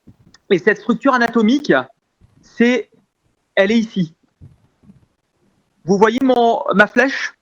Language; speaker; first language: French; native; French